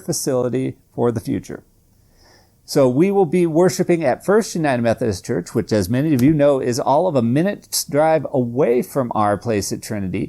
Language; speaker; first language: English; native; English